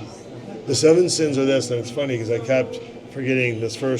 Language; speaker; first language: English; native; English